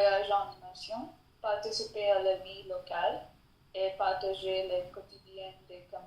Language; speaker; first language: French; non-native, learner; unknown